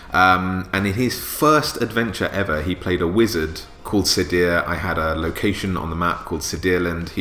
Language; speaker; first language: English; native; English